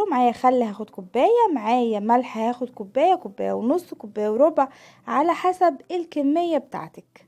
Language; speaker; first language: Arabic; native; Arabic